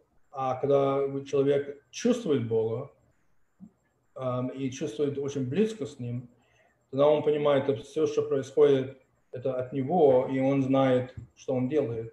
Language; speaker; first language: Russian; early bilingual, heritage; Russian